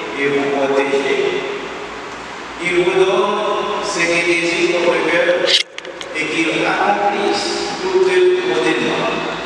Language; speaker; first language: French; non-native, local second language; Haitian Creole